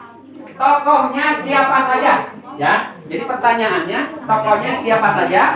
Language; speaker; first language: Indonesian; native; Indonesian